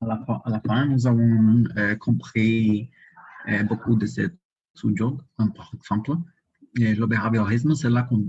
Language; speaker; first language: French; non-native, learner; Spanish